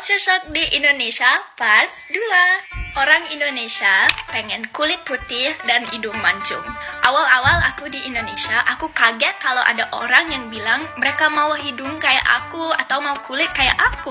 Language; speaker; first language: Indonesian; non-native, fluent; English